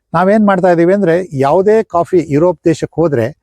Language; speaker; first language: Kannada; native; Kannada